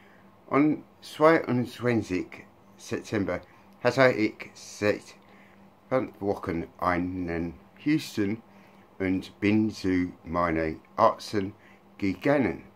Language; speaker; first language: German; non-native, learner; English